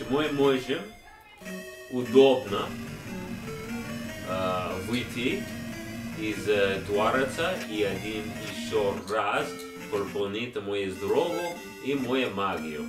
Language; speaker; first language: Russian; non-native, learner; English